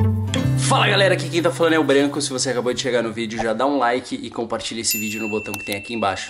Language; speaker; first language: Portuguese; native; Portuguese